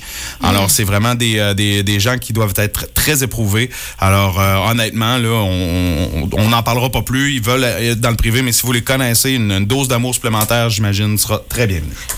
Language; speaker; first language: French; native; French